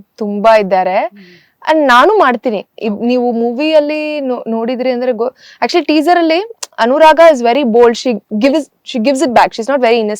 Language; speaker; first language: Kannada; early bilingual, heritage; Kannada